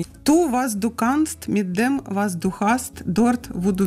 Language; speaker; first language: German; non-native, learner; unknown